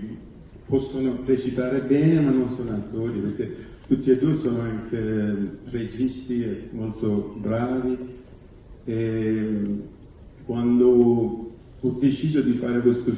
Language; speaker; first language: Italian; non-native, fluent; Persian